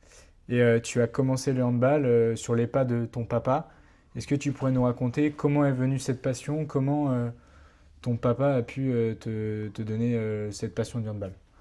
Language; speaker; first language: French; native; French